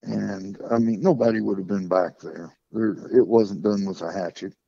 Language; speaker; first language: English; native; English